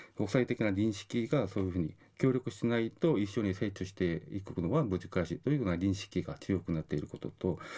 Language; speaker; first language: Japanese; non-native, fluent; Korean